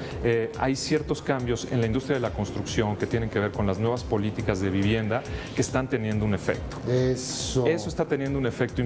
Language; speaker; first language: Spanish; native; Spanish